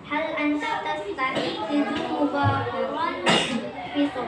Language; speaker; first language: Arabic; non-native, learner; Indonesian